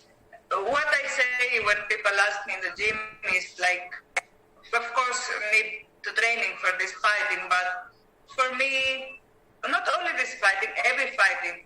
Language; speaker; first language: English; non-native, learner; Greek